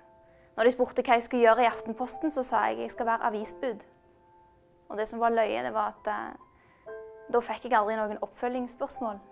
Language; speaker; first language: Norwegian; early bilingual, other home language; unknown